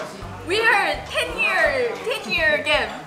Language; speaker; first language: English; non-native, fluent; Korean